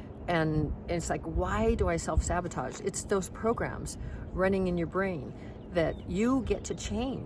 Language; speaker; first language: English; native; English